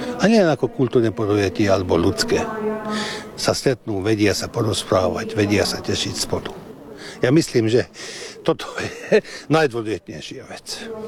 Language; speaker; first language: Slovak; non-native, local second language; Hungarian